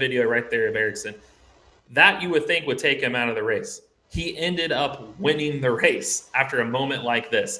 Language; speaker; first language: English; native; English